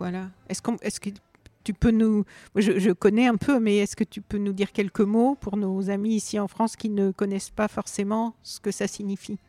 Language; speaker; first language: French; native; French